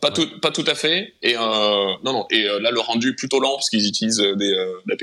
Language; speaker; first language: French; native; French